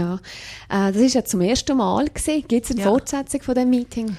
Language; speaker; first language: German; native; German